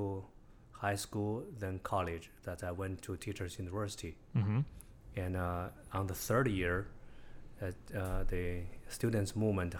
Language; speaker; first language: English; non-native, fluent; Chinese